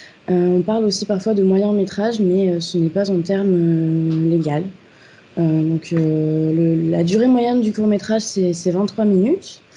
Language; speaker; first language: French; native; French